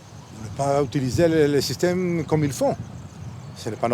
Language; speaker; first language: French; non-native, learner; Hebrew